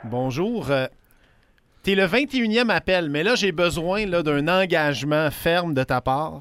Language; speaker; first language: French; native; French